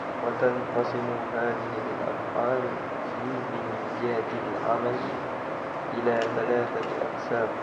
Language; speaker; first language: Arabic; non-native, learner; Malay